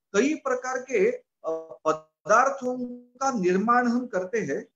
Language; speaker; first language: Hindi; non-native, local second language; Marathi